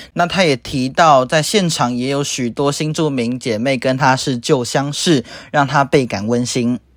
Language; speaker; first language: Chinese; early bilingual, other home language; Vietnamese